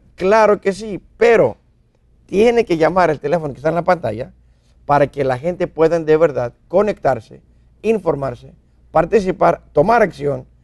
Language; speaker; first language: Spanish; non-native, fluent; Greek